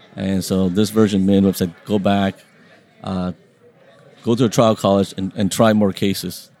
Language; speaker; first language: English; early bilingual, other home language; Vietnamese